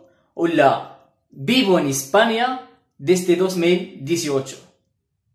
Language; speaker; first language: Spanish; non-native, fluent; Arabic